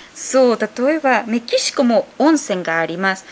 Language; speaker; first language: Japanese; non-native, learner; Spanish